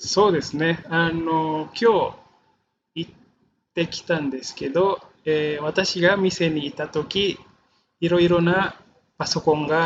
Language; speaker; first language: Japanese; non-native, fluent; Indonesian